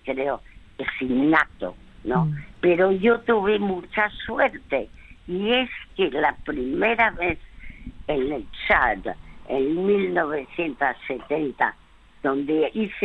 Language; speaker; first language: Spanish; early bilingual, other home language; French